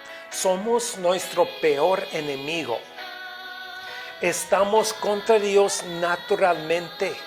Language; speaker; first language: Spanish; non-native, fluent; English